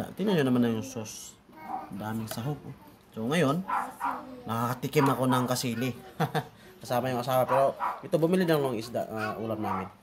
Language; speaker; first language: Filipino; non-native, local second language; Cebuano